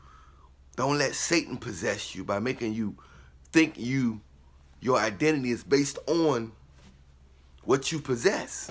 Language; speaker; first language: English; native; English